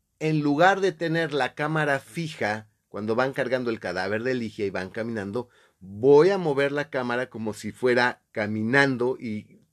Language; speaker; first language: Spanish; native; Spanish